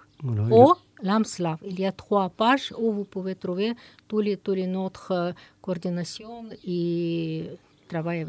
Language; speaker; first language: French; non-native, fluent; Russian